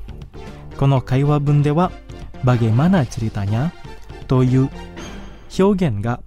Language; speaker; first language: Japanese; non-native, fluent; Indonesian